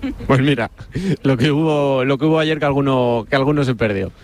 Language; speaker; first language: Spanish; native; Spanish